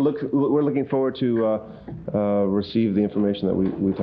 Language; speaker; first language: English; native; English